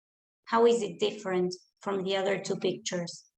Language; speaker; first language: English; non-native, fluent; Spanish